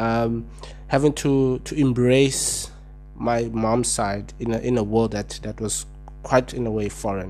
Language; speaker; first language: English; non-native, local second language; Xhosa